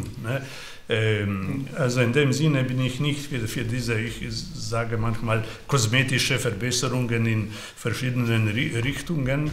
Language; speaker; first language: German; non-native, fluent; Slovenian